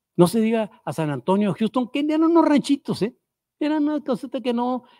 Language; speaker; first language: Spanish; native; Spanish